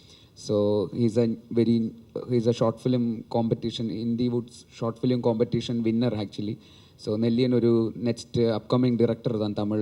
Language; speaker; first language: Tamil; non-native, learner; Malayalam